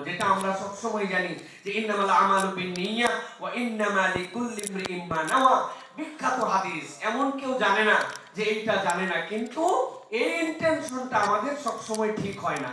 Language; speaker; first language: Bangla; native; Bangla